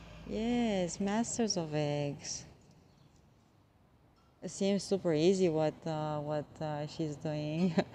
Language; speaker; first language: English; non-native, fluent; Romanian